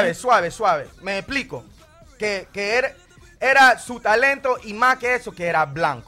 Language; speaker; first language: Spanish; early bilingual, heritage; Spanish